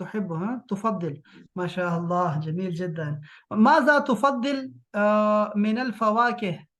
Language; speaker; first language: Arabic; non-native, fluent; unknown